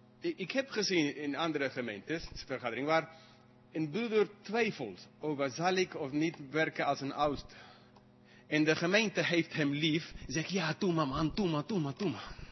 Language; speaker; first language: Dutch; non-native, fluent; English